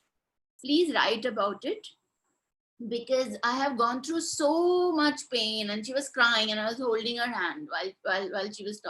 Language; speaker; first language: English; non-native, local second language; Hindi